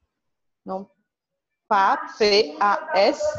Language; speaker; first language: French; non-native, learner; Portuguese